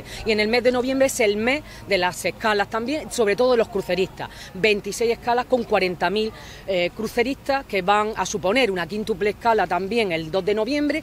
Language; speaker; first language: Spanish; native; Spanish